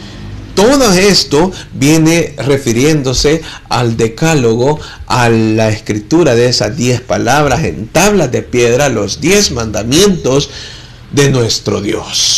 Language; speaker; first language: Spanish; native; Spanish